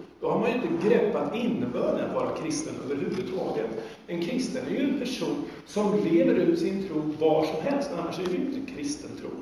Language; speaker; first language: Swedish; native; Swedish